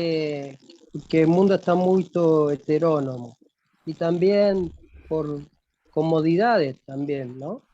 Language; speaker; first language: Portuguese; non-native, fluent; Spanish